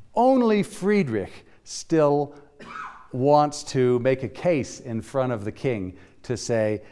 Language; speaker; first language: English; native; English